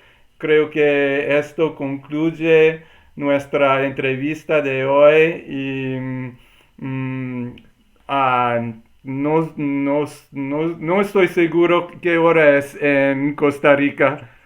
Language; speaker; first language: Spanish; non-native, learner; English